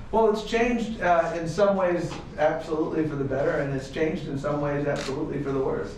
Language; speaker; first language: English; native; English